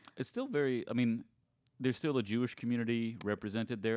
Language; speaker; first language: English; native; English